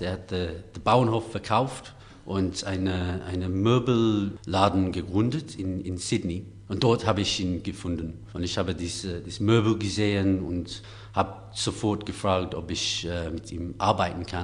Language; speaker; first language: German; non-native, learner; English